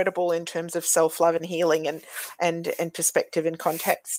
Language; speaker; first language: English; native; English